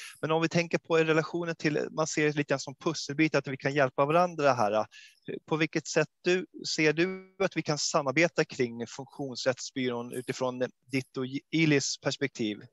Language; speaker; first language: Swedish; native; Swedish